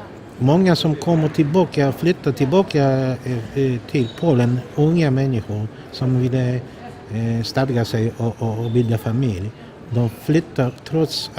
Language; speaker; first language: Swedish; non-native, fluent; Polish